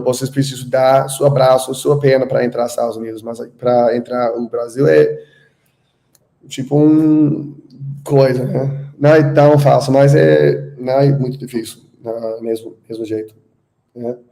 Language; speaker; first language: Portuguese; non-native, learner; English